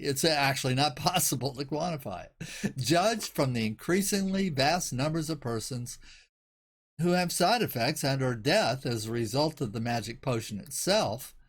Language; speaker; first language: English; native; English